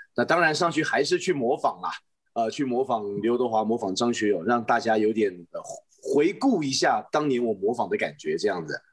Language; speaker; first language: Chinese; native; Chinese